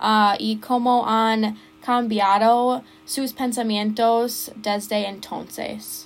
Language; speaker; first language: Spanish; non-native, learner; English